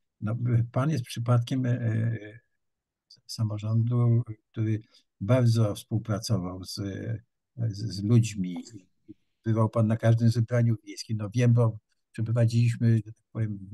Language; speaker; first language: Polish; native; Polish